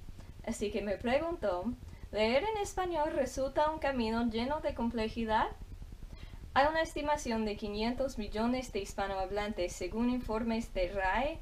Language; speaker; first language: Spanish; non-native, fluent; English